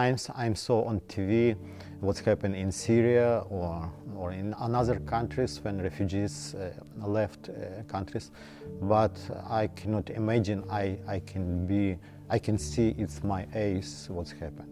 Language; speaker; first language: English; non-native, learner; Ukrainian